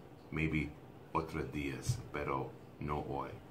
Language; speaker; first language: Spanish; non-native, learner; English